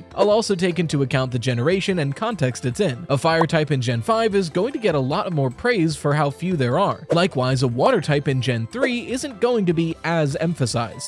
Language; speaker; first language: English; native; English